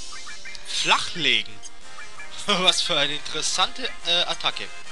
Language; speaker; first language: German; native; German